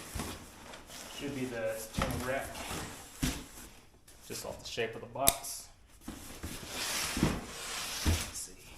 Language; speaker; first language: English; native; English